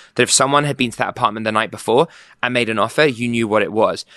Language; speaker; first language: English; native; English